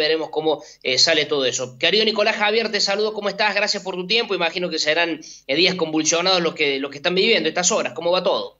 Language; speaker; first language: Spanish; native; Spanish